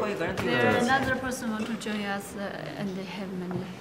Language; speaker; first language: English; non-native, learner; Chinese